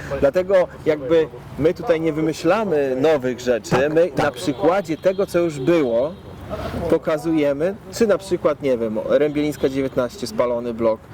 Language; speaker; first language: Polish; native; Polish